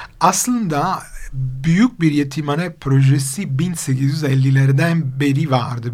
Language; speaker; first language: Turkish; non-native, fluent; Italian